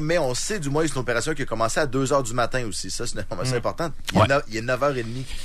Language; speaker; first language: French; native; French